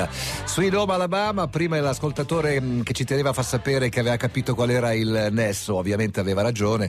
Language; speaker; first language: Italian; native; Italian